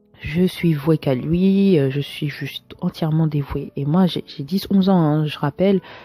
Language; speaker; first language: French; native; French